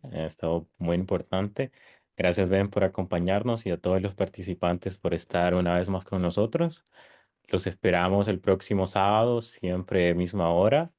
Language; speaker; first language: Spanish; native; Spanish